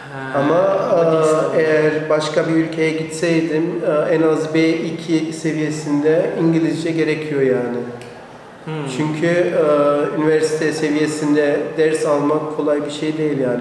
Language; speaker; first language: Turkish; early bilingual, heritage; Turkish